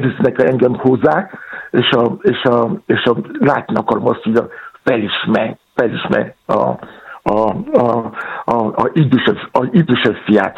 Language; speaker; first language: Hungarian; non-native, fluent; Yoruba